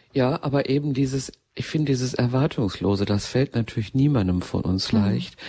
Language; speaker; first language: German; native; German